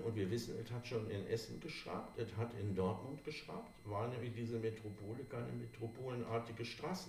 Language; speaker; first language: German; native; German